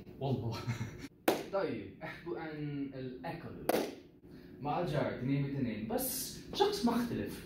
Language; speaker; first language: Arabic; non-native, learner; English